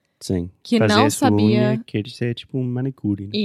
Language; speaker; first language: Portuguese; non-native, fluent; English